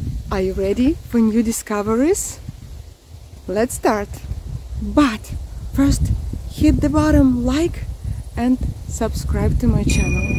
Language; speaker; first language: English; non-native, fluent; Russian